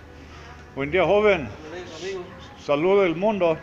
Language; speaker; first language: Spanish; non-native, learner; English